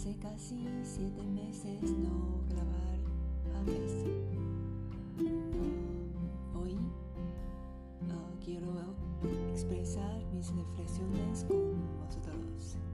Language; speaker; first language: Spanish; non-native, learner; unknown